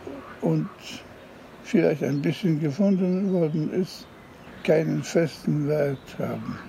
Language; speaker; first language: German; non-native, fluent; Polish